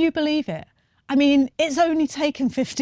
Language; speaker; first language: English; native; English